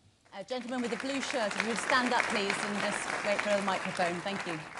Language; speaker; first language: English; native; English